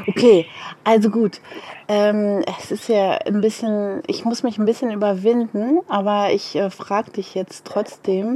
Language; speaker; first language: German; native; German